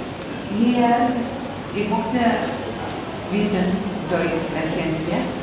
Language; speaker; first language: German; non-native, learner; Indonesian